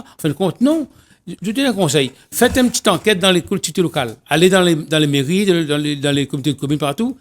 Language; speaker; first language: French; non-native, local second language; Réunion Creole French